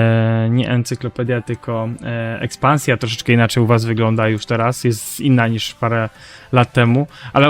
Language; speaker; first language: Polish; native; Polish